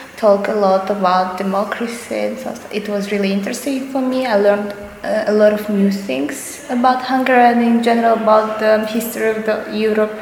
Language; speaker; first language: English; non-native, fluent; Russian